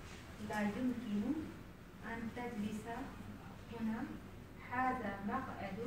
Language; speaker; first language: Arabic; non-native, learner; Urdu